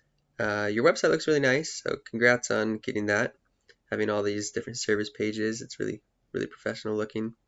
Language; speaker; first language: English; native; English